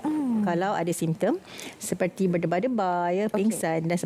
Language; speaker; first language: Malay; native; Malay